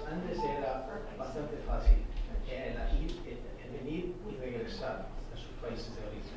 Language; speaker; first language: Spanish; non-native, fluent; English